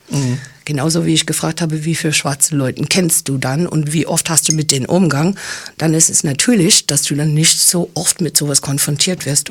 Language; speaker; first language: German; early bilingual, heritage; English